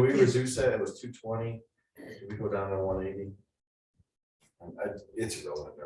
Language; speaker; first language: English; native; English